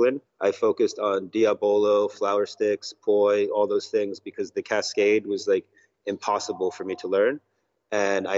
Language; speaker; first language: English; native; English